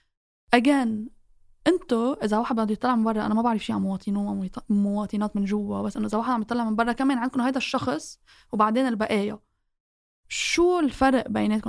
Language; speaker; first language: Arabic; native; Arabic